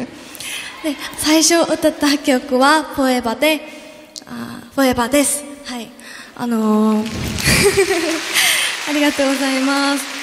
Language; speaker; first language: Japanese; non-native, fluent; Korean